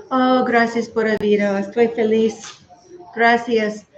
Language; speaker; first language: Spanish; non-native, learner; English